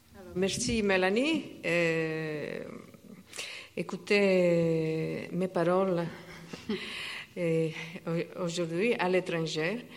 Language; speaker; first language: French; non-native, learner; Italian